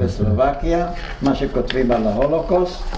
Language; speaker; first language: Hebrew; non-native, fluent; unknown